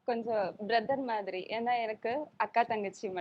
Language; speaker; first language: Tamil; non-native, local second language; Malayalam